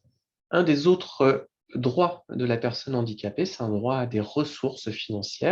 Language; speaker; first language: French; native; French